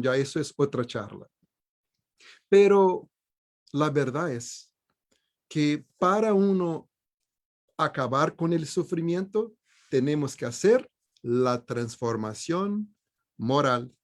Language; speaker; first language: Spanish; non-native, fluent; Portuguese